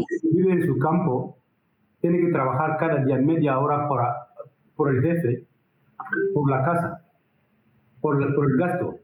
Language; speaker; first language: Spanish; non-native, learner; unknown